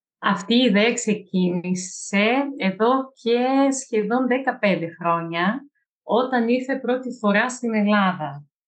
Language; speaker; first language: Greek; non-native, fluent; Portuguese